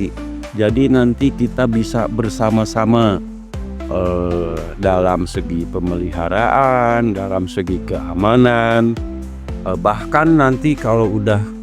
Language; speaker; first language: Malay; non-native, local second language; Sundanese